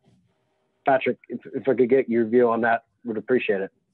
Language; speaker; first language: English; native; English